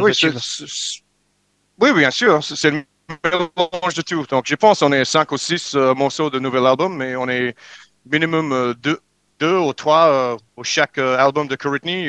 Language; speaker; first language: French; non-native, learner; English